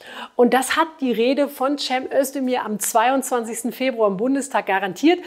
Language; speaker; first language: German; native; German